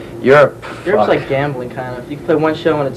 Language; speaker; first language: English; native; English